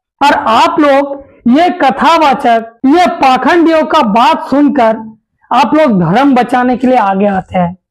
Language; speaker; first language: Hindi; non-native, local second language; Bangla